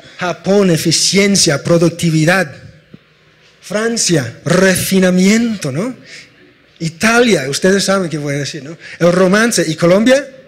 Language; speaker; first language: Spanish; non-native, fluent; English